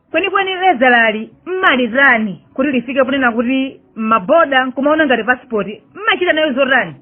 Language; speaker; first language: Nyanja; native; Nyanja